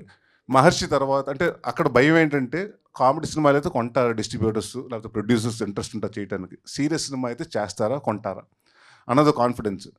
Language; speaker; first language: Telugu; native; Telugu